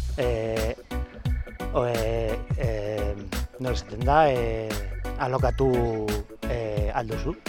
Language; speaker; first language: Basque; non-native, learner; Spanish